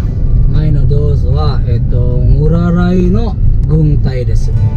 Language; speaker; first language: Japanese; non-native, fluent; Indonesian